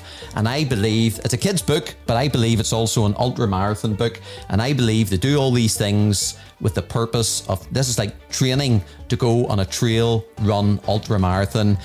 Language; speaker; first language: English; native; English